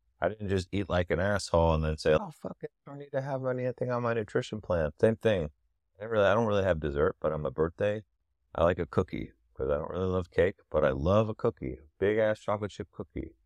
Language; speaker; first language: English; native; English